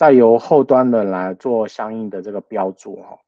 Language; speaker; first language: Chinese; native; Chinese